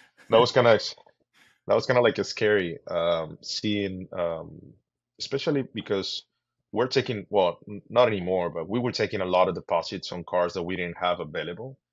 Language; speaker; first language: English; non-native, fluent; Spanish